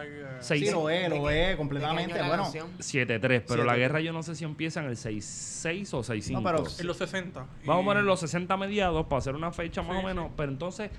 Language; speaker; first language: Spanish; native; Spanish